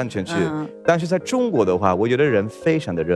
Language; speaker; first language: Chinese; non-native, fluent; Swedish